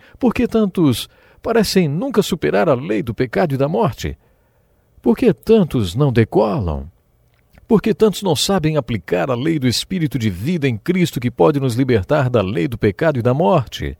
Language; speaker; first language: Portuguese; native; Portuguese